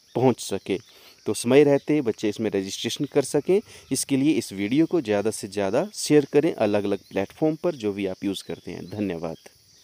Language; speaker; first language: Hindi; native; Hindi